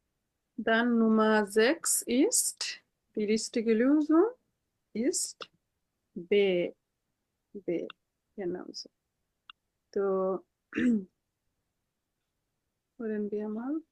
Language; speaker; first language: German; non-native, fluent; Bangla